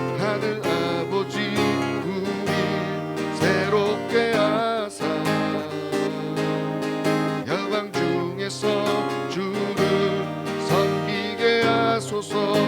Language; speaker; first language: Korean; native; Korean